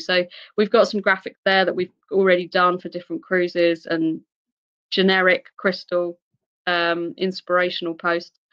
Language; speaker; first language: English; native; English